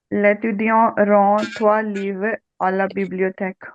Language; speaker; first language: French; non-native, learner; Punjabi